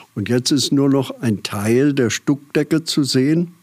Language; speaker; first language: German; native; German